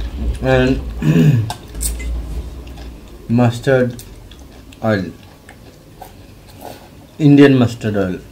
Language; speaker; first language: English; non-native, local second language; Hindi